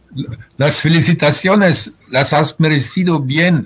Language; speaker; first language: Spanish; non-native, fluent; German